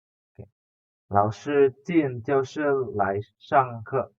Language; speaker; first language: Chinese; non-native, fluent; Indonesian